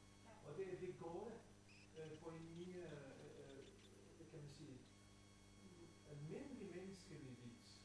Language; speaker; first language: Danish; non-native, fluent; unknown